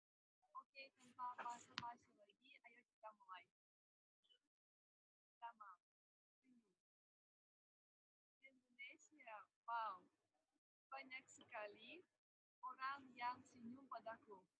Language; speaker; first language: Indonesian; non-native, fluent; Russian